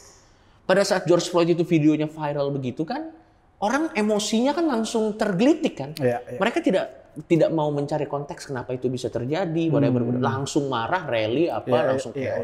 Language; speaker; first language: Indonesian; native; Indonesian